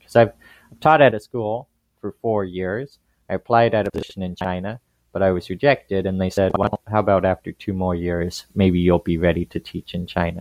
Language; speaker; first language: English; native; English